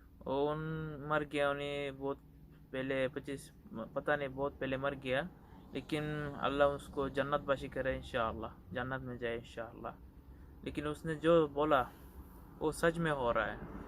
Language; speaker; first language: Hindi; non-native, local second language; Bangla